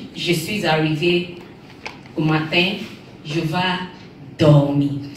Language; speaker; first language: French; non-native, learner; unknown